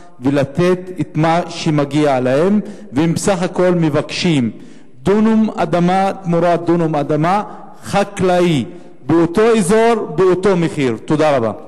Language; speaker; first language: Hebrew; non-native, local second language; Arabic